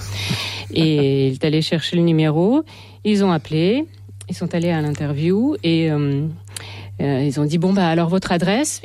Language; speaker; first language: French; non-native, fluent; Russian